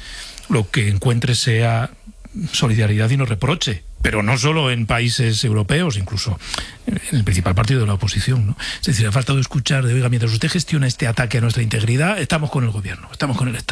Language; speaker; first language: Spanish; native; Spanish